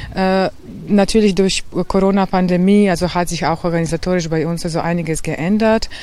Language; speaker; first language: German; non-native, fluent; Serbian